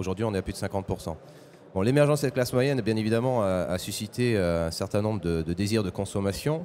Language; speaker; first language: French; native; French